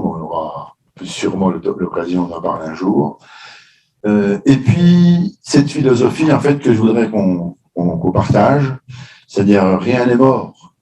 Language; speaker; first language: French; native; French